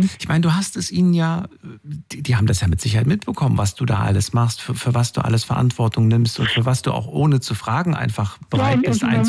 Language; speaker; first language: German; native; German